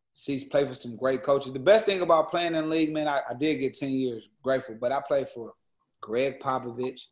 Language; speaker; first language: English; native; English